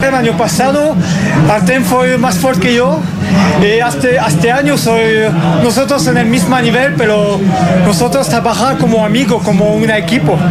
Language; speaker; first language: Spanish; non-native, learner; French